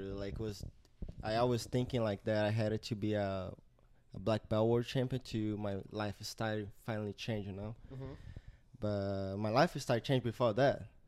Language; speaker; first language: English; non-native, learner; Portuguese